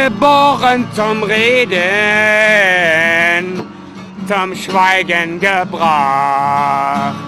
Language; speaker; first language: German; native; German